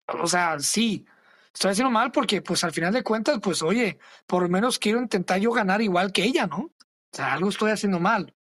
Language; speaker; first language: Spanish; early bilingual, other home language; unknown